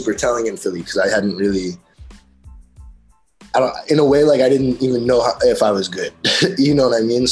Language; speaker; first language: English; native; English